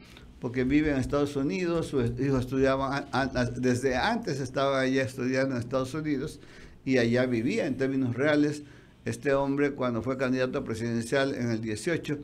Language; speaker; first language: Spanish; native; Spanish